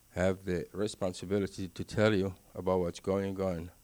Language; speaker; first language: English; non-native, fluent; Arabic